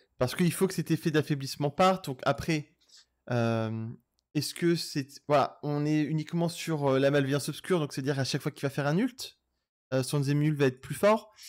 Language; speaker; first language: French; native; French